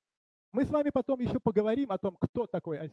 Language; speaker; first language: Czech; non-native, learner; Russian